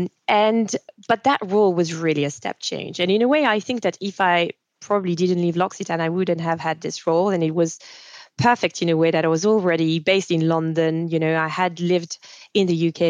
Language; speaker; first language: English; non-native, fluent; French